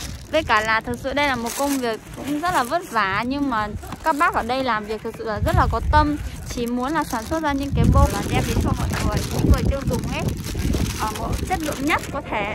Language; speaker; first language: Vietnamese; native; Vietnamese